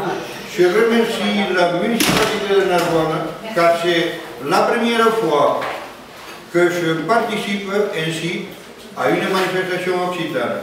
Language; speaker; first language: French; early bilingual, other home language; Spanish